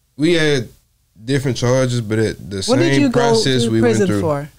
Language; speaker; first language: English; native; English